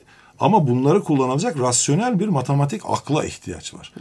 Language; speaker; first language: Turkish; native; Turkish